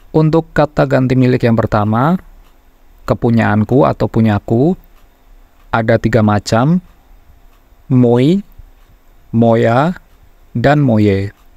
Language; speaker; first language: Indonesian; native; Indonesian